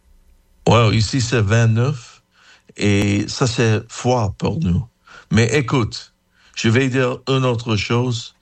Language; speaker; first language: French; non-native, learner; English